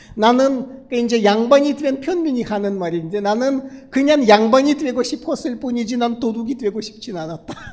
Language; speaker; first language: Korean; non-native, fluent; Russian